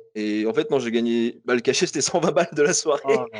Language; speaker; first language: French; native; French